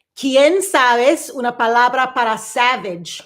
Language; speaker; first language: Spanish; non-native, learner; English